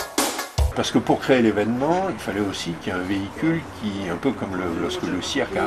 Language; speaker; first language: French; native; French